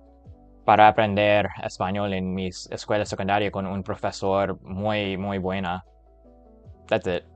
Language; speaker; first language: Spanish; non-native, learner; English